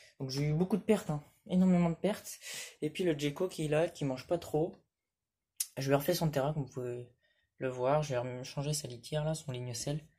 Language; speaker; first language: French; native; French